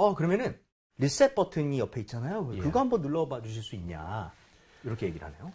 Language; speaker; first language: Korean; native; Korean